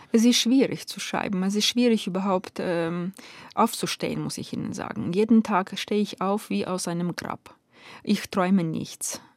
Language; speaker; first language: German; non-native, fluent; Ukrainian